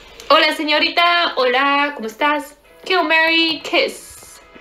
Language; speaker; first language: Spanish; early bilingual, heritage; Spanish